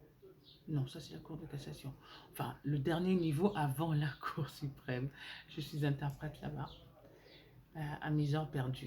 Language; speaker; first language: French; native; French